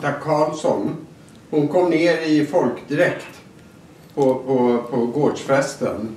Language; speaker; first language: Swedish; native; Swedish